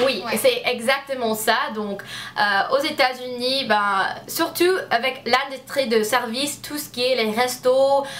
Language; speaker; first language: French; non-native, learner; English